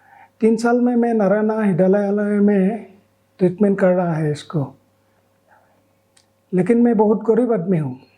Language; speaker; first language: Hindi; non-native, local second language; Assamese